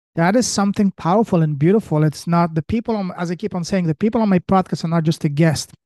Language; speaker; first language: English; early bilingual, other home language; French